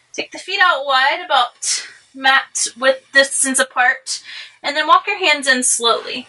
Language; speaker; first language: English; native; English